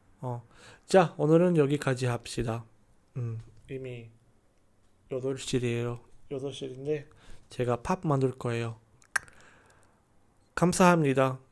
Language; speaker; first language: Korean; non-native, learner; Chinese